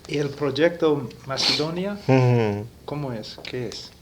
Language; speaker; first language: Spanish; non-native, fluent; English